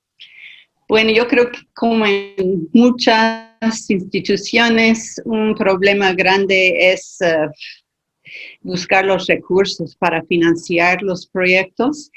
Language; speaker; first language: Spanish; non-native, fluent; English